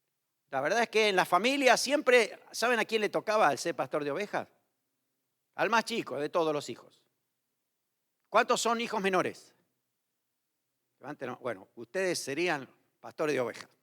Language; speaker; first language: Spanish; native; Spanish